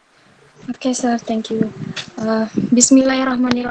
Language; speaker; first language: English; non-native, learner; Indonesian